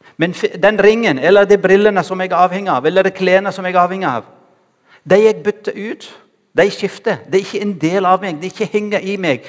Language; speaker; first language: Norwegian; non-native, fluent; Arabic